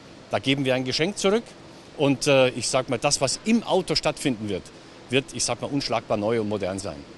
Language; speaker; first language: German; native; German